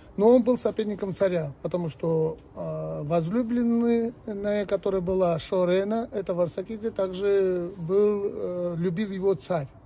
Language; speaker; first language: Russian; non-native, local second language; Georgian